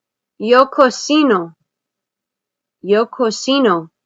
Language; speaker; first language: Spanish; non-native, fluent; English